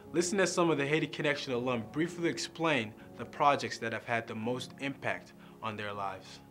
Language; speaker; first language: English; native; English